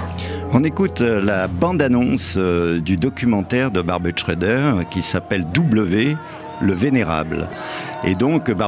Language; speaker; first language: French; native; French